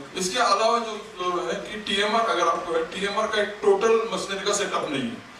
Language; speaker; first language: Hindi; non-native, local second language; Marathi